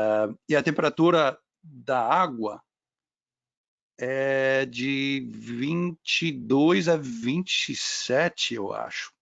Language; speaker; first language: Portuguese; non-native, fluent; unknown